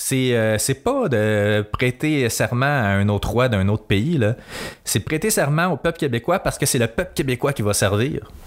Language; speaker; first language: French; native; French